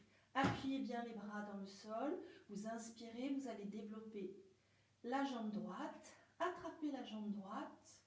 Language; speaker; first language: French; native; French